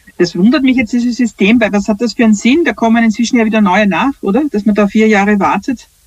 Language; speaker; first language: German; native; German